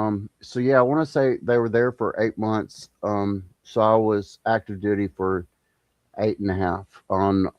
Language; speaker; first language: English; native; English